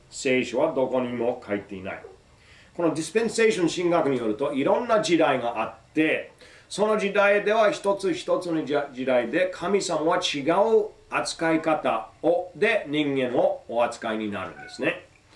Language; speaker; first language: Japanese; non-native, fluent; English